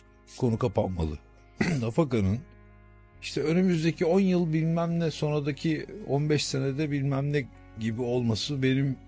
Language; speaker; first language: Turkish; native; Turkish